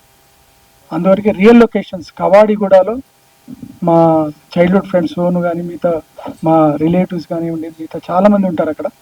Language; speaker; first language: Telugu; native; Telugu